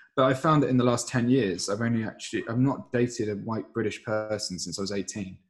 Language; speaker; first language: English; native; English